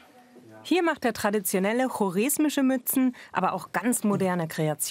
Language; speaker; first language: German; native; German